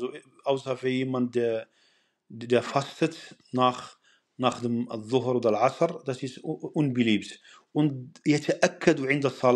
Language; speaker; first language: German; non-native, fluent; Arabic